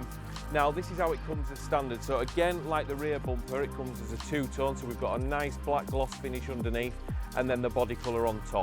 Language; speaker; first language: English; native; English